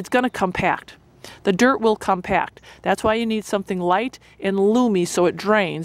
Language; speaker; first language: English; native; English